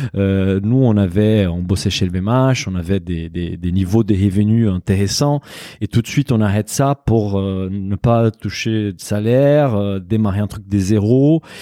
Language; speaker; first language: French; non-native, fluent; Portuguese